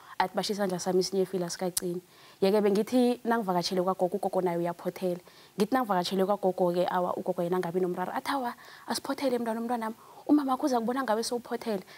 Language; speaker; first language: Zulu; non-native, local second language; South Ndebele